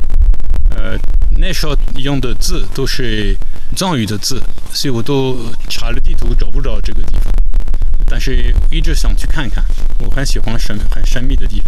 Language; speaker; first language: Chinese; non-native, fluent; French